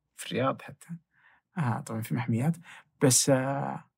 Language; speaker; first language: Arabic; native; Arabic